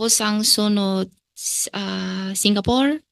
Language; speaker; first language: Filipino; non-native, learner; Chinese